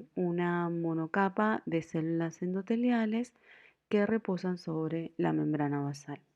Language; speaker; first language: Spanish; native; Spanish